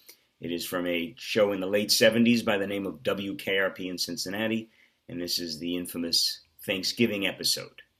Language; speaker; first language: English; native; English